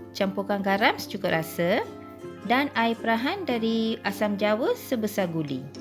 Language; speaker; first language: Malay; non-native, local second language; Tamil